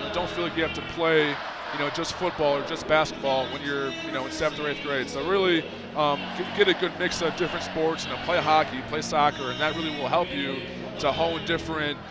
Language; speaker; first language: English; native; English